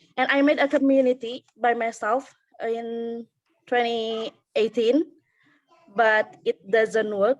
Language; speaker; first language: English; non-native, learner; Indonesian